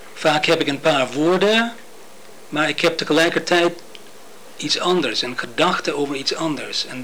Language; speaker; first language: Dutch; non-native, fluent; English